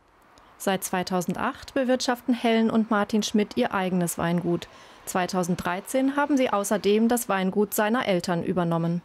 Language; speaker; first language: German; native; German